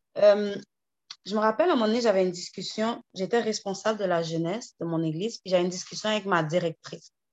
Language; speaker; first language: French; native; French